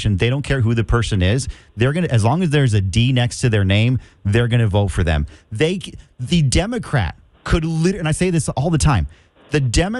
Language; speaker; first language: English; native; English